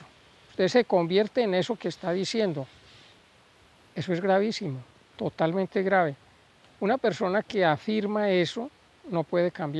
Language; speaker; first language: Spanish; native; Spanish